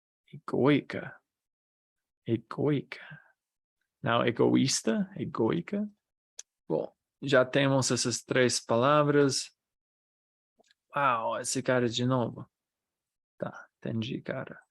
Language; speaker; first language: Portuguese; non-native, fluent; English